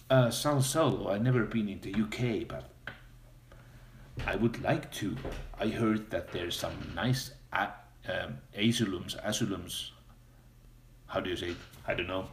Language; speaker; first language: English; non-native, fluent; Finnish